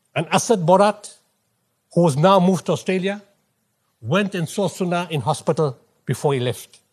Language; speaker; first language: English; native; English